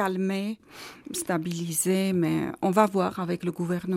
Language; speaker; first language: French; non-native, learner; Armenian